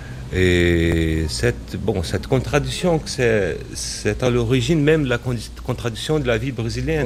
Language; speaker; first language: French; non-native, fluent; Portuguese